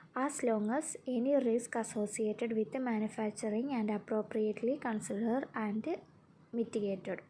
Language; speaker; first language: English; non-native, local second language; Malayalam